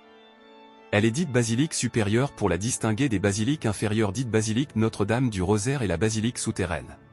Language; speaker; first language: French; native; French